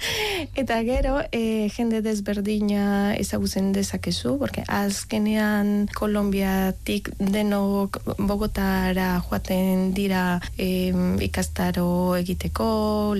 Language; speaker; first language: Basque; non-native, learner; Spanish